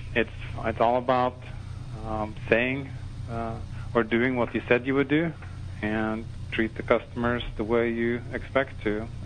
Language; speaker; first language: English; non-native, fluent; Norwegian